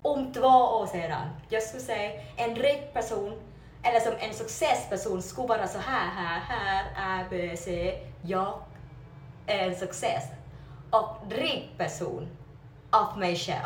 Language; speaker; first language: Swedish; non-native, learner; Vietnamese